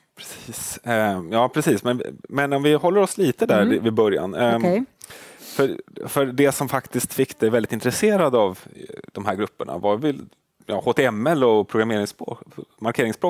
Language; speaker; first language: Swedish; native; Swedish